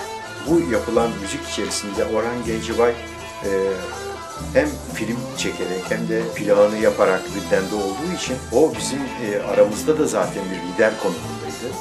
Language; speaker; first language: Turkish; native; Turkish